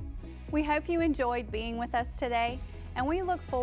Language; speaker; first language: English; native; English